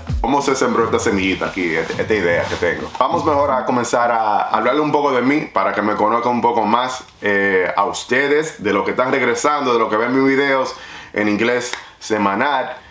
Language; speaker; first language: Spanish; native; Spanish